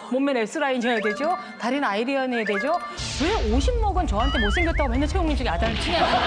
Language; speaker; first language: Korean; native; Korean